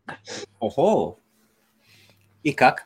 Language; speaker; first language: Russian; non-native, local second language; Latvian